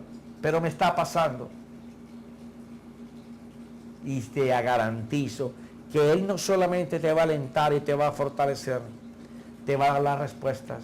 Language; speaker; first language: Spanish; native; Spanish